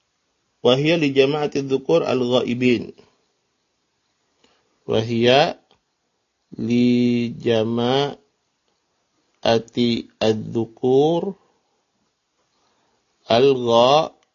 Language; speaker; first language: Arabic; non-native, fluent; Indonesian